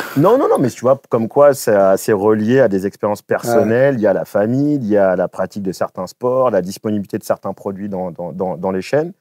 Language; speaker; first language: French; native; French